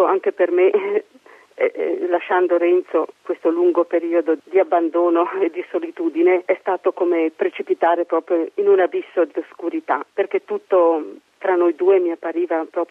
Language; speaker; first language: Italian; native; Italian